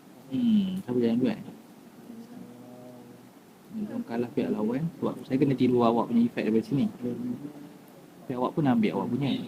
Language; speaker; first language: Malay; native; Malay